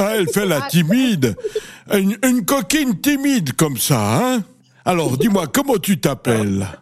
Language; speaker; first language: French; native; French